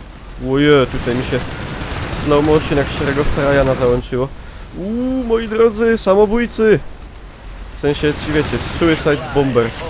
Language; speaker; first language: Polish; native; Polish